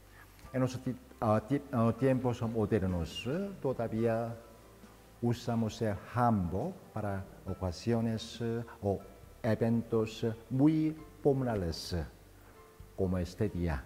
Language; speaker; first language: Spanish; non-native, fluent; Korean